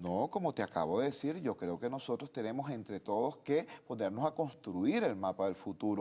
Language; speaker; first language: Spanish; native; Spanish